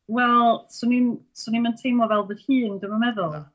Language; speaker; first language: Welsh; native; Welsh